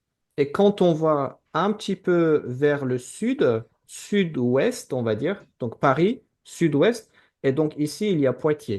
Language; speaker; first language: French; non-native, fluent; Azerbaijani